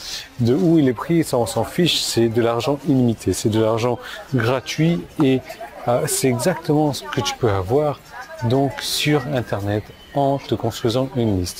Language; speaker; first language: French; native; French